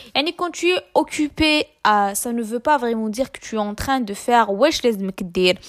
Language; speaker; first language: French; non-native, local second language; Arabic